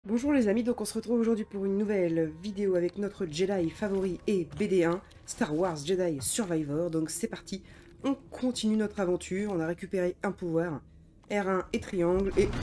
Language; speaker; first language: French; native; French